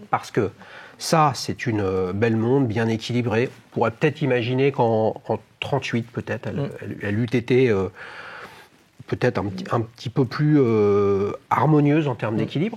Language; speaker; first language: French; native; French